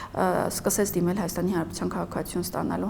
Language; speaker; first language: Armenian; native; Armenian